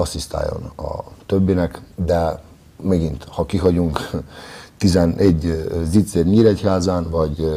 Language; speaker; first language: Hungarian; non-native, fluent; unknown